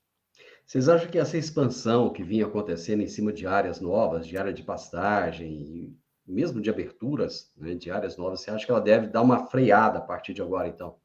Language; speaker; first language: Portuguese; native; Portuguese